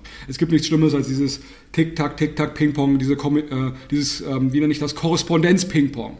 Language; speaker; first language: German; native; German